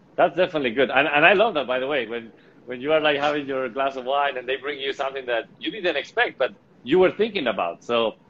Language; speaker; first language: English; non-native, fluent; Spanish